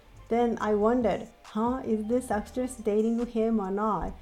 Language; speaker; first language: English; non-native, fluent; Japanese